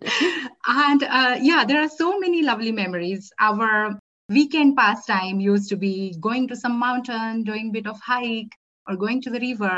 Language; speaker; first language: English; non-native, local second language; Marathi